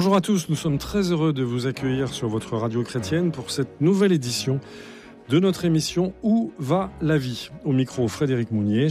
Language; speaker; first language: French; native; French